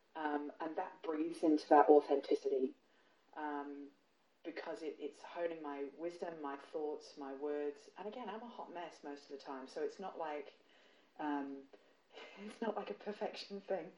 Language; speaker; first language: English; native; English